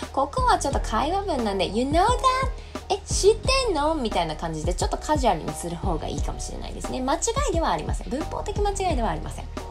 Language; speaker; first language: Japanese; native; Japanese